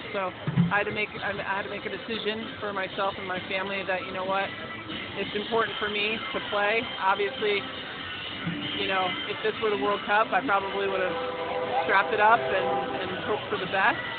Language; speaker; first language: English; native; English